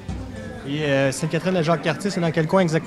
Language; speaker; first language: French; native; French